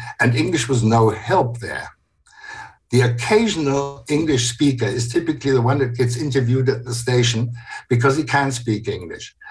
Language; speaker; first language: English; non-native, fluent; German